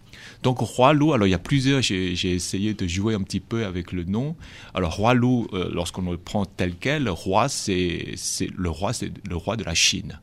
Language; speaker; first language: French; non-native, fluent; Chinese